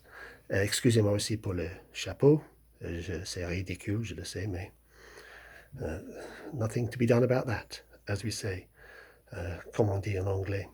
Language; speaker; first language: French; non-native, fluent; English